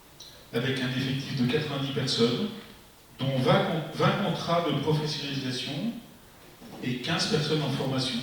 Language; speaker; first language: French; native; French